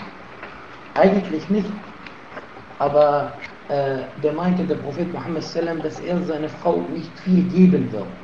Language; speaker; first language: German; non-native, fluent; Arabic